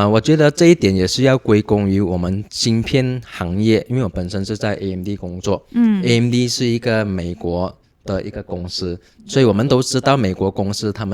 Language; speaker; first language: Chinese; non-native, local second language; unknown